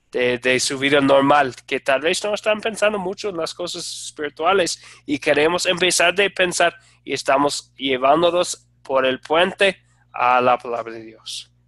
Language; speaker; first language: Spanish; non-native, fluent; English